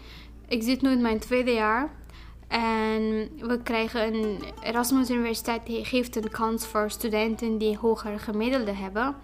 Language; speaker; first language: Dutch; non-native, fluent; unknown